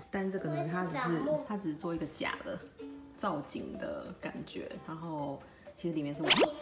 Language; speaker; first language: Chinese; native; Chinese